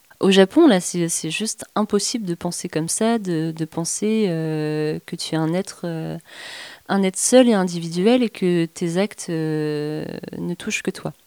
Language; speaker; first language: French; native; French